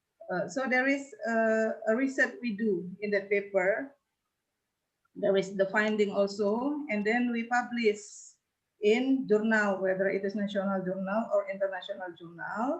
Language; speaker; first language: English; non-native, learner; Indonesian